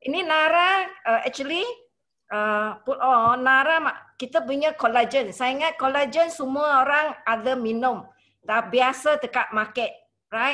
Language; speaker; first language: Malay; non-native, local second language; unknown